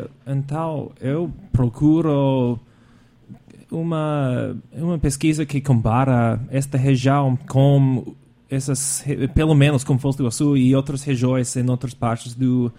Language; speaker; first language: Portuguese; non-native, fluent; English